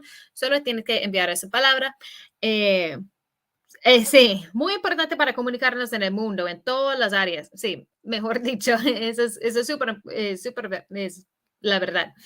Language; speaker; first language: Spanish; non-native, fluent; English